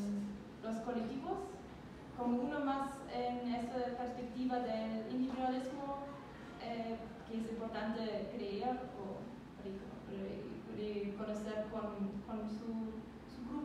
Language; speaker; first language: Spanish; non-native, learner; German